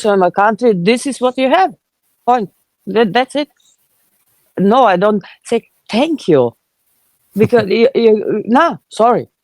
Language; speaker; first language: English; non-native, fluent; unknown